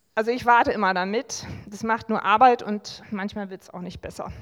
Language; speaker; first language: German; native; German